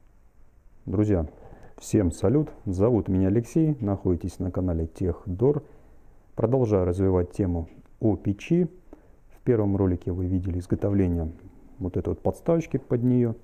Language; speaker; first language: Russian; native; Russian